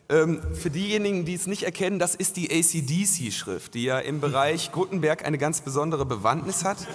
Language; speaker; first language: German; native; German